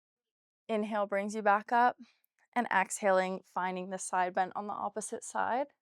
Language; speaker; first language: English; native; English